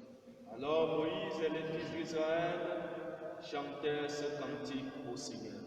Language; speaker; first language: French; native; French